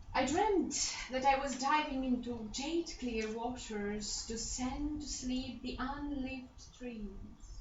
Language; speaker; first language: English; non-native, fluent; Romanian